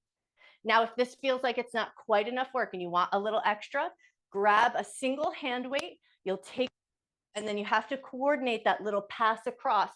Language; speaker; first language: English; native; English